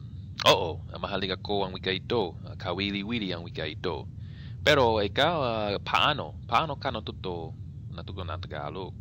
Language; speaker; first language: Filipino; non-native, learner; English